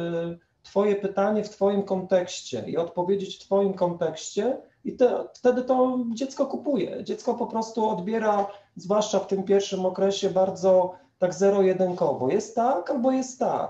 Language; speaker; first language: Polish; native; Polish